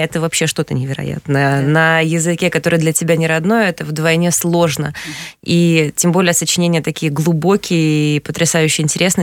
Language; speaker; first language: Russian; native; Russian